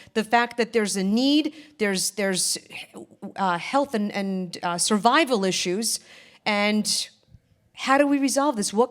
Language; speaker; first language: English; early bilingual, other home language; Polish